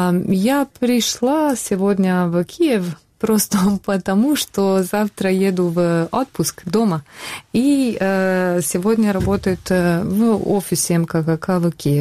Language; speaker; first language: Russian; non-native, learner; Bosnian